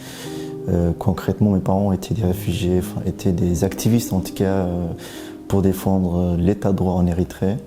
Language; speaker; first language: French; early bilingual, other home language; Tigrinya